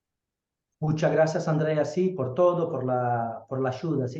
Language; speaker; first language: Spanish; non-native, fluent; Portuguese